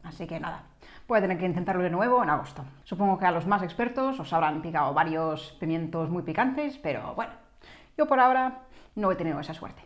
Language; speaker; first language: Spanish; non-native, fluent; English